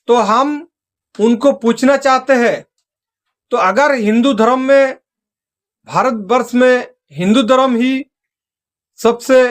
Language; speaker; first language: Hindi; non-native, local second language; Santali